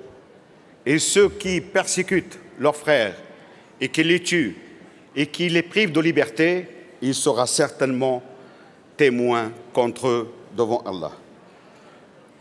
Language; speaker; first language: French; non-native, local second language; Arabic